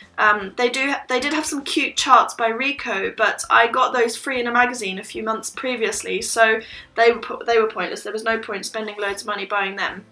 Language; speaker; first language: English; native; English